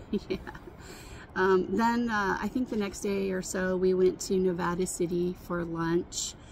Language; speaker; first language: English; native; English